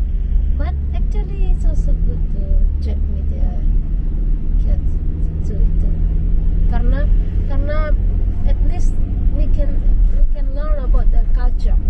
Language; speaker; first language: English; non-native, learner; Indonesian